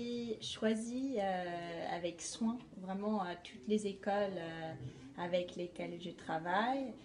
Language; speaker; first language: French; non-native, fluent; English